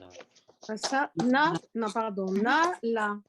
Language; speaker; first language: French; native; French